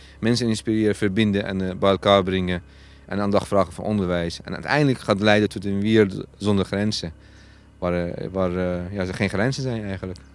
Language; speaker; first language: Dutch; non-native, fluent; Persian